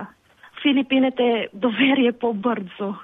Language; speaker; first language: Bulgarian; non-native, learner; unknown